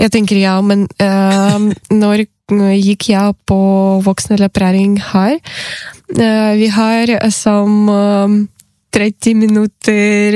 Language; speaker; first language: Norwegian; non-native, learner; Ukrainian